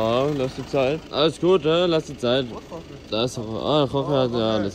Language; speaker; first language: German; native; German